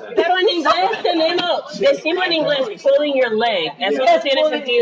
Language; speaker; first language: Spanish; non-native, fluent; English